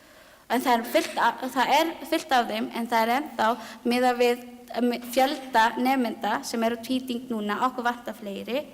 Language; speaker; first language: Icelandic; non-native, learner; Filipino